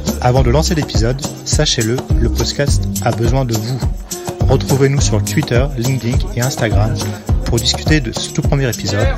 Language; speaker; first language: French; native; French